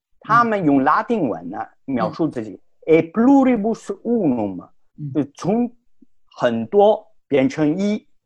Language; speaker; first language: Chinese; non-native, fluent; Italian